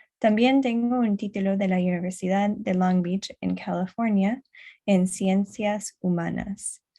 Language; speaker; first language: Spanish; non-native, learner; English